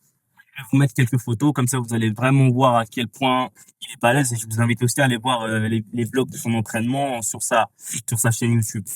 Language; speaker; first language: French; native; French